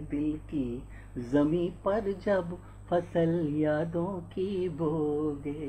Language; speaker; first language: Hindi; native; Hindi